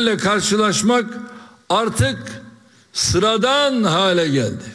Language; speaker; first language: Turkish; native; Turkish